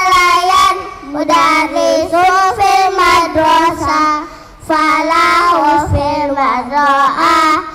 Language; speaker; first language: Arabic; non-native, learner; Indonesian